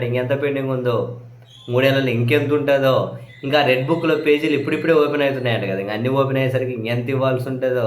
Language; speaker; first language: Telugu; native; Telugu